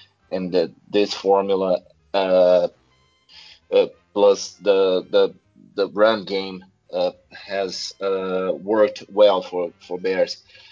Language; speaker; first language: English; non-native, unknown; Portuguese